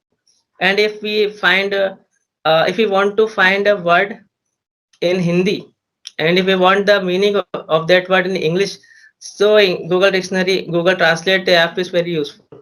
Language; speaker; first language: English; non-native, learner; Hindi